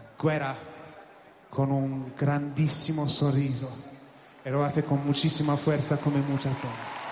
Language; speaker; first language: Spanish; non-native, learner; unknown